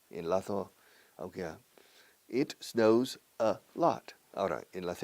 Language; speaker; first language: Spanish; non-native, fluent; English